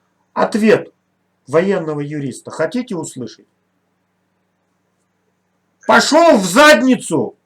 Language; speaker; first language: Russian; native; Russian